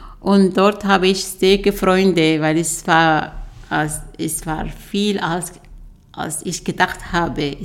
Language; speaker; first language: German; non-native, learner; Arabic